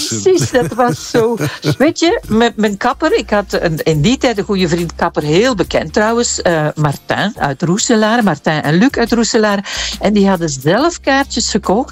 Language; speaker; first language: Dutch; native; Dutch